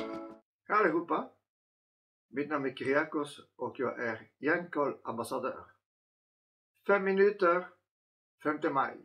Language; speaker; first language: Swedish; non-native, fluent; French